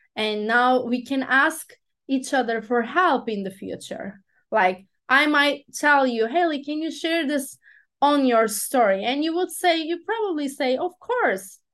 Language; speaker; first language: English; non-native, fluent; Turkish